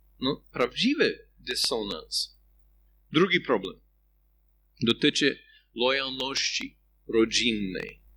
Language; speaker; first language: Polish; non-native, fluent; English